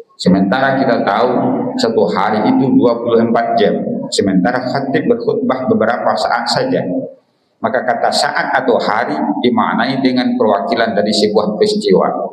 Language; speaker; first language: Malay; non-native, local second language; Minangkabau